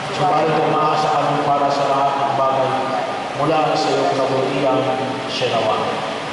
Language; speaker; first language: Filipino; native; Filipino